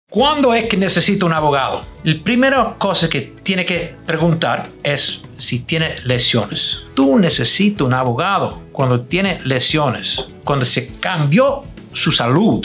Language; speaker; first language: Spanish; non-native, fluent; English